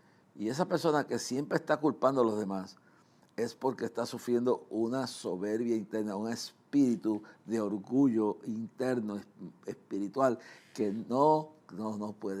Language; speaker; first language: Spanish; native; Spanish